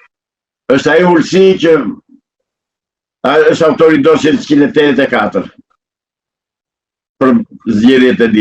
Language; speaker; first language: Albanian; native; Albanian